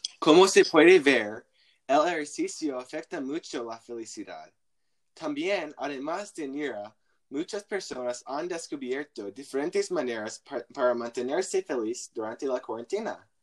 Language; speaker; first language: Spanish; non-native, learner; English